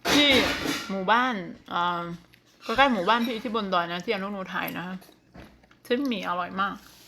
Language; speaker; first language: Thai; non-native, local second language; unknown